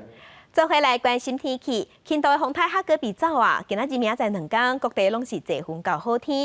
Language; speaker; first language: Chinese; native; Chinese